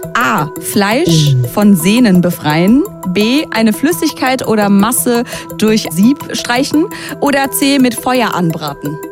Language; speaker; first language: German; early bilingual, other home language; Turkish